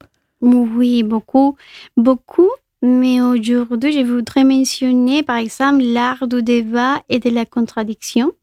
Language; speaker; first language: French; non-native, local second language; Spanish